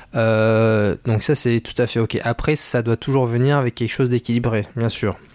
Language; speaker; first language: French; native; French